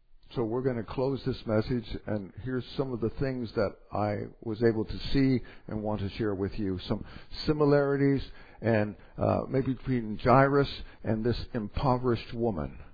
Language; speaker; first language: English; native; English